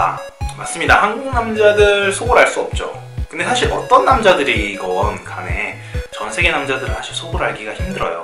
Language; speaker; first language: Korean; native; Korean